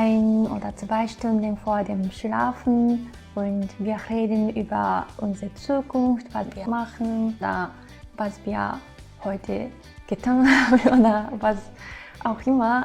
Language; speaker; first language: German; non-native, fluent; Japanese